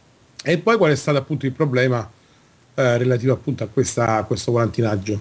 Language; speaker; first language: Italian; native; Italian